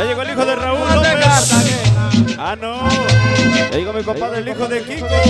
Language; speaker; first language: Spanish; native; Spanish